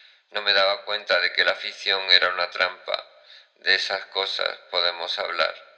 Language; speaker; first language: Spanish; native; Spanish